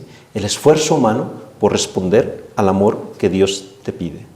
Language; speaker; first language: Spanish; native; Spanish